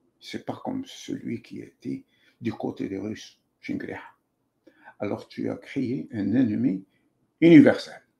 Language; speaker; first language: French; non-native, local second language; Arabic